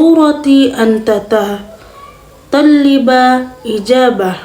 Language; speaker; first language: Arabic; non-native, fluent; Indonesian